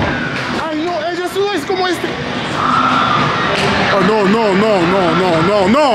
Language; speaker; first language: Spanish; non-native, learner; English